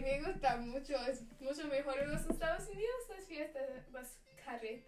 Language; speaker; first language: Spanish; non-native, learner; English